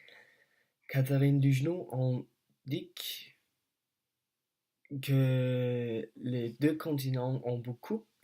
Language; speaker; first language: French; non-native, learner; Danish